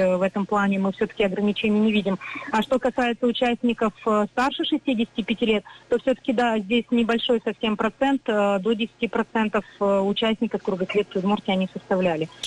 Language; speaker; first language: Russian; native; Russian